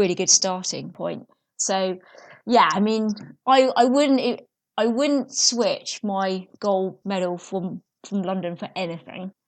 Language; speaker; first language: English; native; English